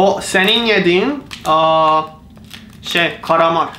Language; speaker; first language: Turkish; non-native, learner; Japanese